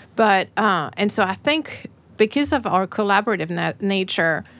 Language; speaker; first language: English; non-native, fluent; French